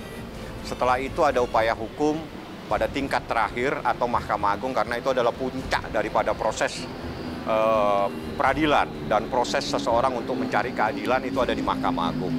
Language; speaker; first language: Indonesian; native; Indonesian